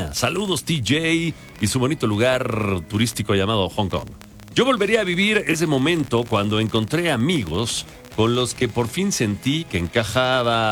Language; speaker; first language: Spanish; native; Spanish